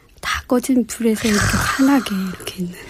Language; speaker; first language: Korean; native; Korean